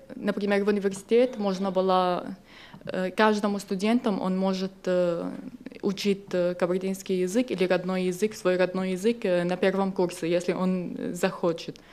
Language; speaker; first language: Russian; non-native, learner; Arabic